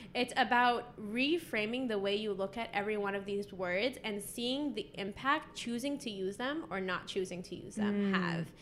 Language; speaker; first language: English; native; English